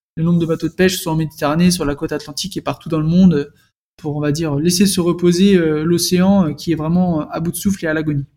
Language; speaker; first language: French; native; French